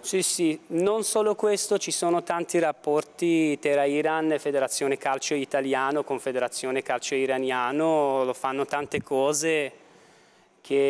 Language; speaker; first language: Italian; non-native, fluent; Persian